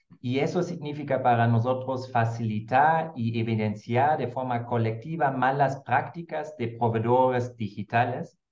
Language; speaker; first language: Spanish; non-native, fluent; German